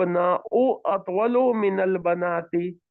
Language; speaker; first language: Arabic; non-native, fluent; Urdu